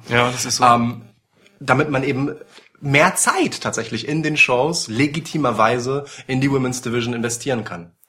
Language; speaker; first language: German; early bilingual, other home language; Polish